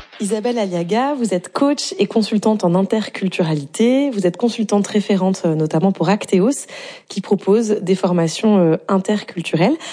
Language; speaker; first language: French; native; French